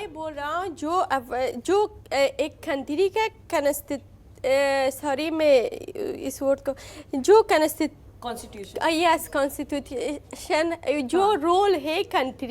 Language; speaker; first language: Hindi; non-native, learner; Persian